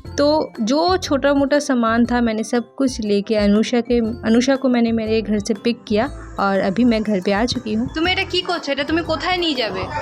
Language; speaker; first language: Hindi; non-native, local second language; Bangla